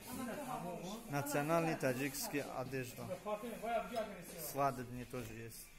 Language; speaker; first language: Russian; non-native, learner; Tajik